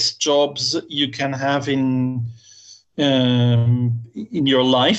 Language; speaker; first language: English; non-native, fluent; German